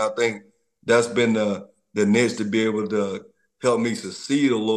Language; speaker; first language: English; native; English